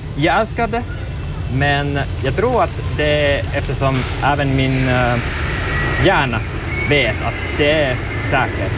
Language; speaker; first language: Swedish; non-native, learner; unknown